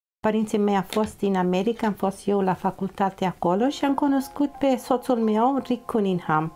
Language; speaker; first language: Romanian; non-native, fluent; English